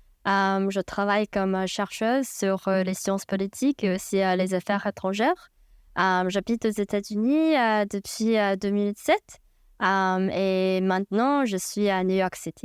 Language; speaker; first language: French; non-native, fluent; Chinese